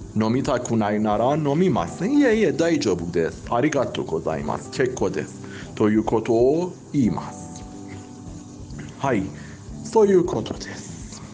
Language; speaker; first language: Japanese; non-native, learner; Persian